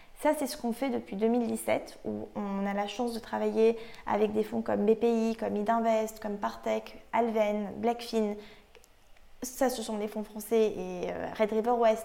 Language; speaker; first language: French; native; French